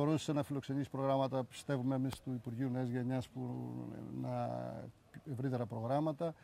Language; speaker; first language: Greek; native; Greek